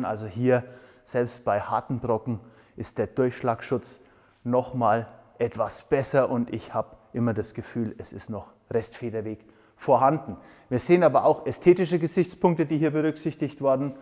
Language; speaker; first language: German; native; German